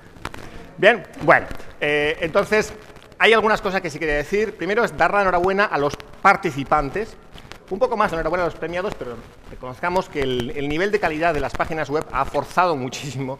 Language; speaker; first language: Spanish; native; Spanish